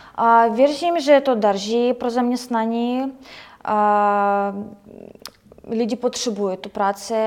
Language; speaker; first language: Czech; native; Czech